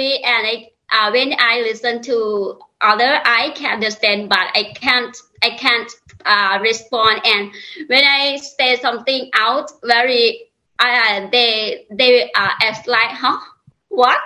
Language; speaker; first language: English; non-native, learner; Lao